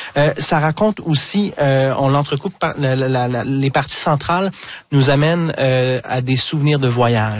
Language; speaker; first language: French; native; French